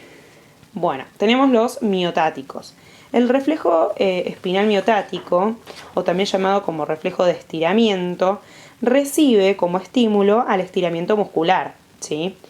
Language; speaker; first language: Spanish; native; Spanish